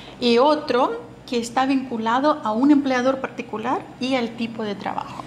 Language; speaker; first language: Spanish; non-native, fluent; Ukrainian